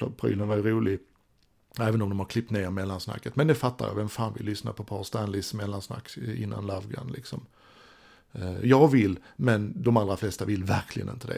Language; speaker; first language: Swedish; native; Swedish